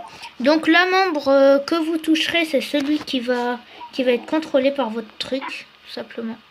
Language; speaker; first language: French; native; French